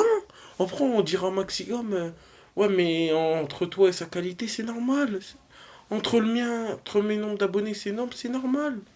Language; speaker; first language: French; native; French